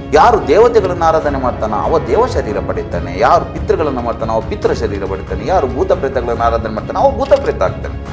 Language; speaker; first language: Kannada; non-native, local second language; Tulu